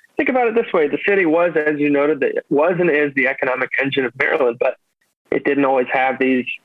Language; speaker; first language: English; native; English